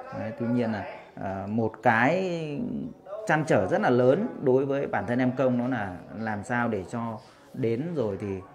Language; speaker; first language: Vietnamese; native; Vietnamese